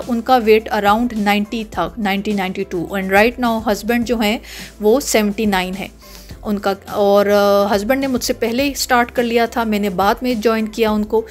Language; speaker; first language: Urdu; native; Urdu